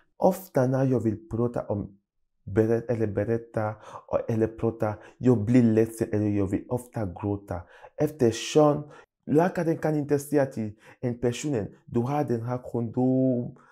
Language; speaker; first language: Swedish; non-native, learner; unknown